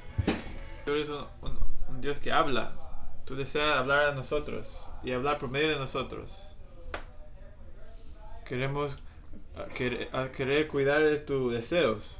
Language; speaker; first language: Spanish; non-native, fluent; English